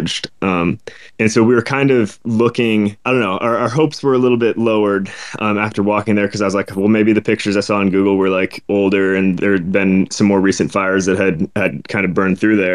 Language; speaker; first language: English; native; English